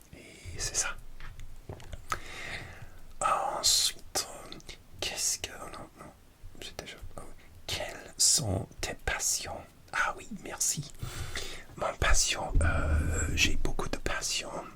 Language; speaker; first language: French; non-native, learner; English